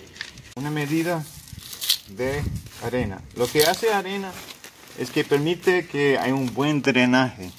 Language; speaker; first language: Spanish; non-native, fluent; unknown